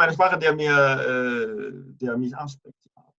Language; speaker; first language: German; non-native, fluent; Italian